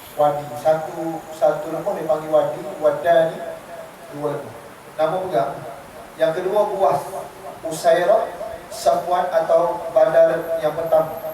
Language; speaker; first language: Malay; native; Malay